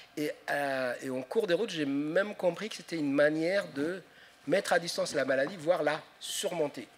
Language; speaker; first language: French; non-native, local second language; Somali